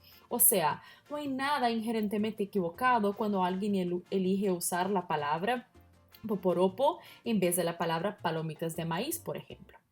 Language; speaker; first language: Spanish; non-native, fluent; Portuguese